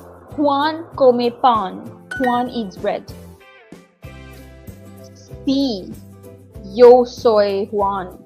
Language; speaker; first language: Spanish; non-native, learner; English